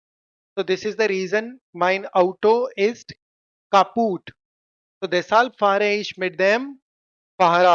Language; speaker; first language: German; non-native, fluent; Hindi